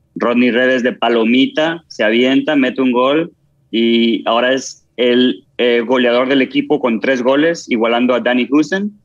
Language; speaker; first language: Spanish; native; Spanish